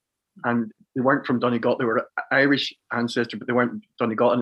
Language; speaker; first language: English; native; English